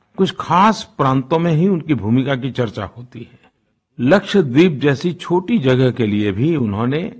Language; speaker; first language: Hindi; non-native, local second language; Gujarati